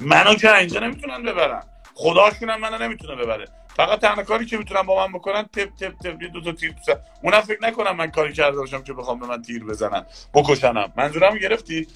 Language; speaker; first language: Persian; native; Persian